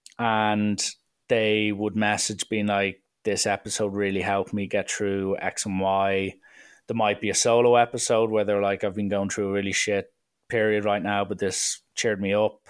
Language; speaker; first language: English; native; English